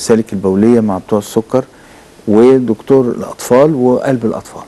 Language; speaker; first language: Arabic; native; Arabic